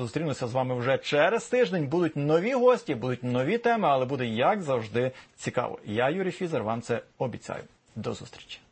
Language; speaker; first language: Ukrainian; native; Ukrainian